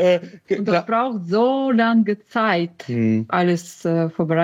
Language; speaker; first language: German; non-native, learner; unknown